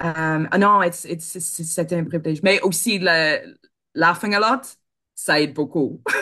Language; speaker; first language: French; non-native, fluent; English